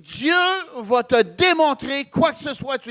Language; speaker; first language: French; native; French